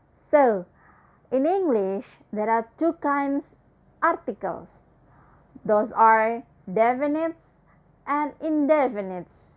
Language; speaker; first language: English; non-native, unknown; Indonesian